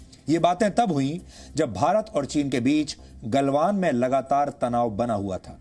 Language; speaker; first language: Hindi; native; Hindi